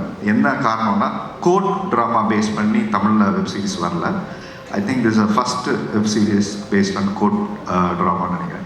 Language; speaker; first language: Tamil; native; Tamil